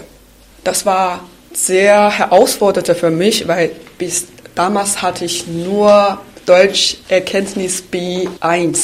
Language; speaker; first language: German; non-native, fluent; Chinese